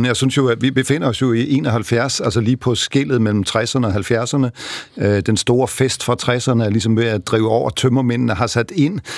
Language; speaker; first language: Danish; native; Danish